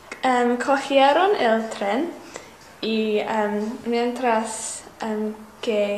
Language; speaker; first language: Spanish; non-native, learner; English